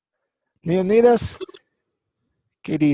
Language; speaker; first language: Spanish; non-native, fluent; English